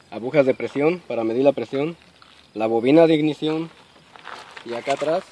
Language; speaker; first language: Spanish; native; Spanish